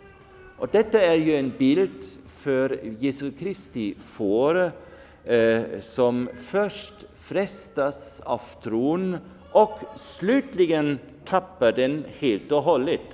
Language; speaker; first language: Swedish; non-native, fluent; German